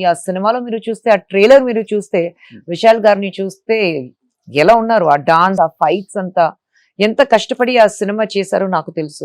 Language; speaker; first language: Telugu; non-native, fluent; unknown